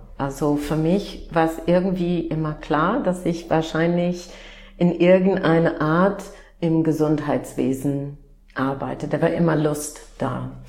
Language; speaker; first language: German; non-native, fluent; English